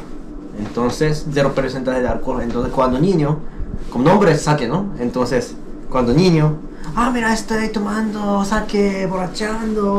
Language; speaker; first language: Spanish; non-native, learner; Japanese